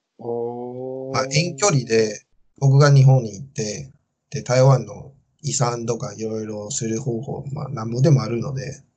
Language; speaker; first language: Japanese; non-native, fluent; Chinese